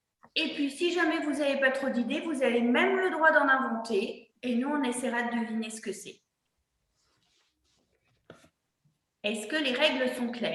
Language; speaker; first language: French; native; French